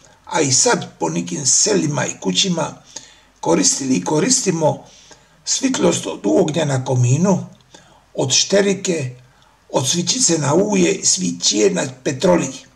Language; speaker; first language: Serbian; native; Serbian